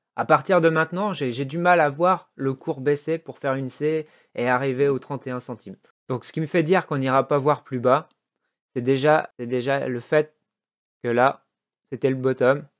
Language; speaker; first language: French; native; French